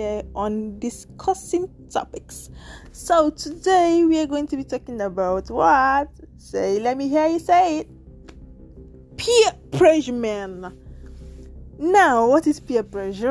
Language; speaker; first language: English; non-native, local second language; Nigerian Pidgin